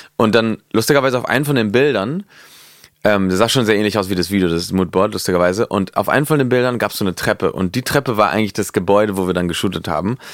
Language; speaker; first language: German; non-native, fluent; Spanish